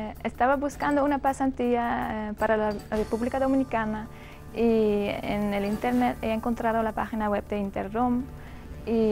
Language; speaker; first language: Spanish; non-native, fluent; Dutch